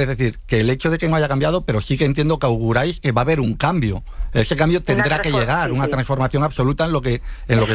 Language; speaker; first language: Spanish; native; Spanish